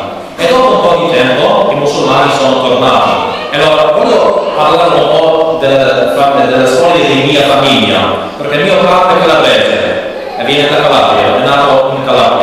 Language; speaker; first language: Italian; non-native, learner; English